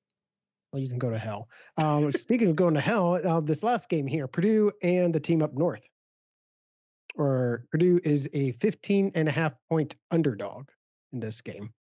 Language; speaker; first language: English; native; English